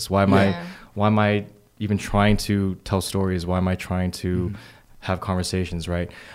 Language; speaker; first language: English; native; English